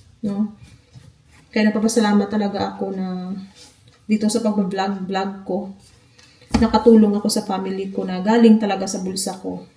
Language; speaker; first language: Filipino; non-native, local second language; Hiligaynon